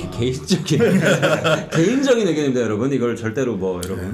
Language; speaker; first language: Korean; native; Korean